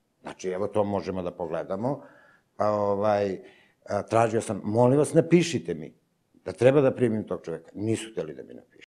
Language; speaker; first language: Serbian; native; Serbian